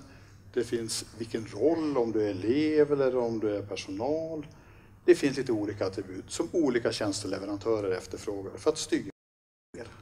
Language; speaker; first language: Swedish; native; Swedish